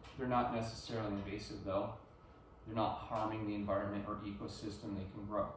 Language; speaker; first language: English; native; English